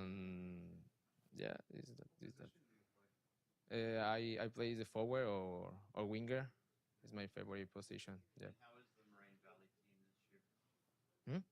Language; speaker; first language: English; non-native, learner; Spanish